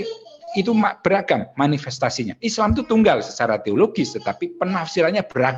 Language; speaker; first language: Indonesian; native; Indonesian